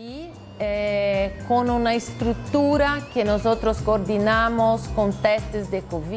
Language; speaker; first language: Spanish; non-native, fluent; Portuguese